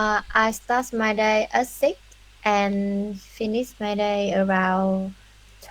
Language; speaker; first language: English; non-native, learner; Vietnamese